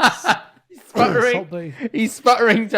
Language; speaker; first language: English; early bilingual, other home language; Punjabi